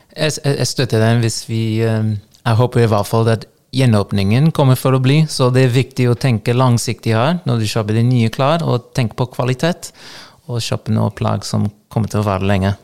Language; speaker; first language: Norwegian; non-native, fluent; English